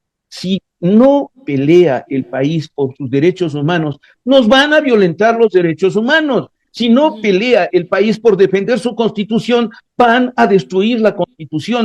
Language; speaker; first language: Spanish; native; Spanish